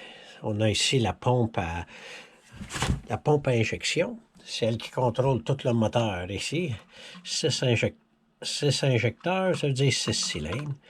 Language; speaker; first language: French; native; French